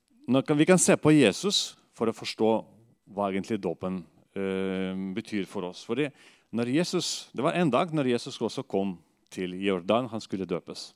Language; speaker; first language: Norwegian; non-native, fluent; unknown